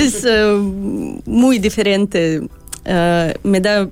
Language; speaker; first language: Spanish; non-native, learner; Russian